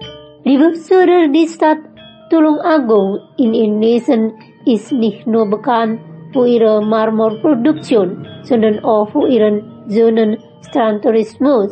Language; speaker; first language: German; non-native, fluent; Indonesian